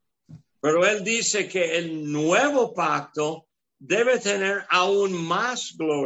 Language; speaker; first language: Spanish; non-native, fluent; English